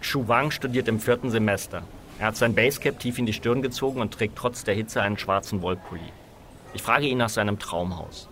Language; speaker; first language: German; native; German